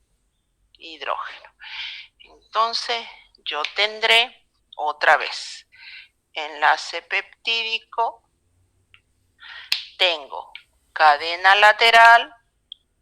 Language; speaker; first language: Spanish; native; Spanish